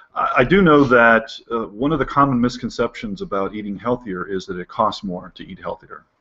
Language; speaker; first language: English; native; English